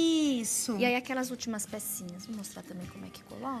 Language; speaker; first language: Portuguese; native; Portuguese